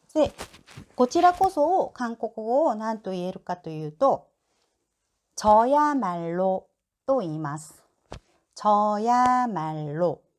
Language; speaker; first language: Japanese; non-native, learner; Korean